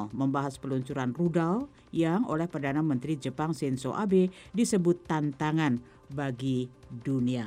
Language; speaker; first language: Indonesian; native; Indonesian